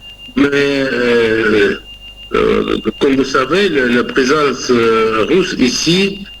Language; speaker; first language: French; non-native, fluent; Russian